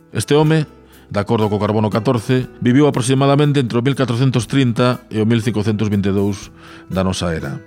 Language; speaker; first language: Galician; native; Galician